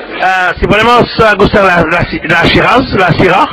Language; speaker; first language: Spanish; non-native, learner; French